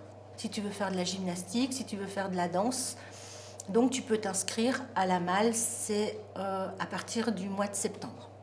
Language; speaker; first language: French; native; French